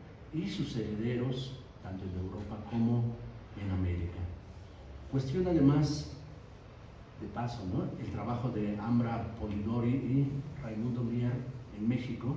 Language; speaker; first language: Spanish; native; Spanish